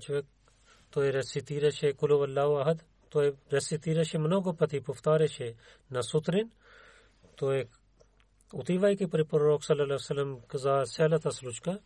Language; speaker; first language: Bulgarian; non-native, learner; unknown